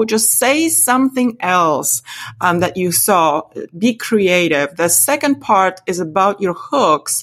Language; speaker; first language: English; non-native, fluent; Polish